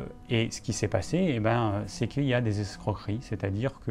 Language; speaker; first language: French; native; French